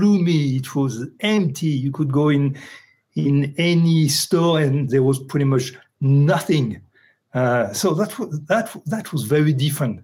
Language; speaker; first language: English; non-native, fluent; French